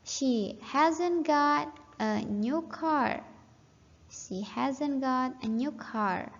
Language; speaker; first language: English; non-native, fluent; Indonesian